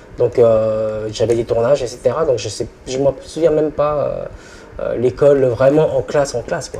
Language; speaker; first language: French; non-native, fluent; Vietnamese